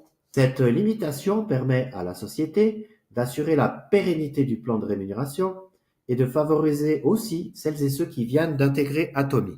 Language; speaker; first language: French; native; French